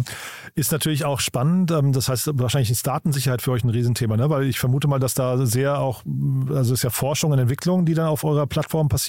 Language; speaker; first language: German; native; German